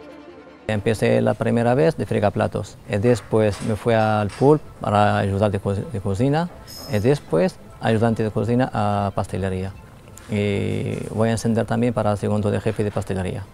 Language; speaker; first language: Spanish; non-native, learner; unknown